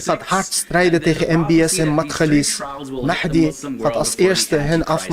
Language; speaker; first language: Dutch; early bilingual, other home language; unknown